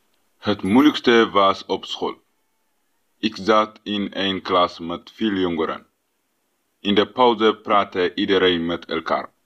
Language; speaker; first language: Dutch; non-native, learner; Tigrinya